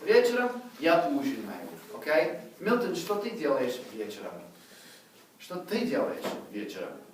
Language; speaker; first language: Russian; non-native, fluent; English